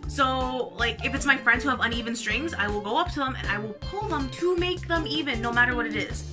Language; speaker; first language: English; native; English